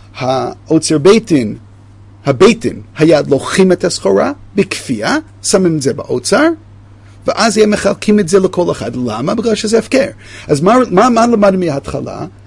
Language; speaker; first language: Hebrew; non-native, fluent; English